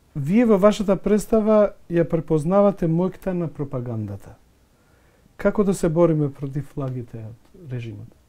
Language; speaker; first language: Macedonian; non-native, local second language; Albanian